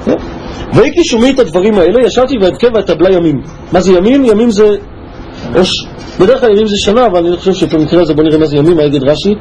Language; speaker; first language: Hebrew; native; Hebrew